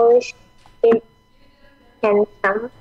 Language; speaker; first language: English; non-native, learner; Indonesian